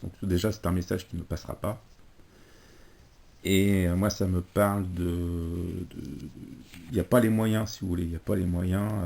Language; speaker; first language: French; native; French